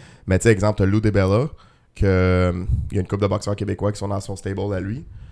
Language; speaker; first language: French; native; French